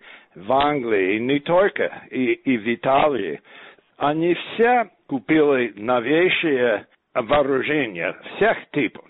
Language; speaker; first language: Russian; non-native, fluent; English